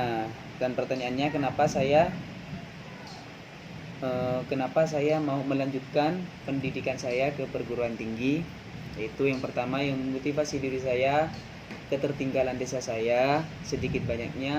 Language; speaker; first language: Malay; non-native, local second language; Madurese